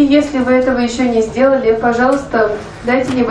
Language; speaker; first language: Russian; native; Russian